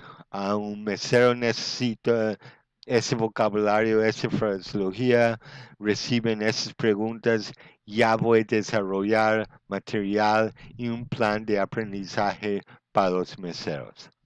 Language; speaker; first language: Spanish; non-native, fluent; English